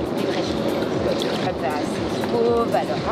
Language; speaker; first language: French; native; French